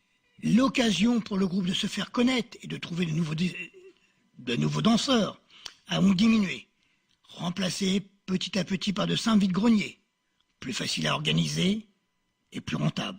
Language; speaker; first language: French; native; French